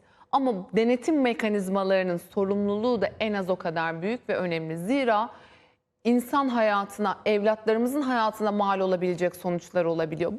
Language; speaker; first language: Turkish; native; Turkish